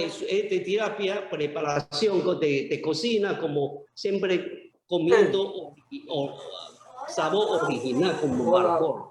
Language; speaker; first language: Spanish; non-native, learner; Chinese